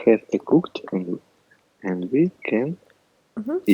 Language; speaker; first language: English; non-native, learner; Russian